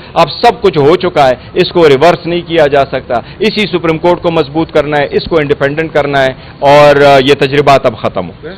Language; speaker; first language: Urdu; non-native, local second language; Pashto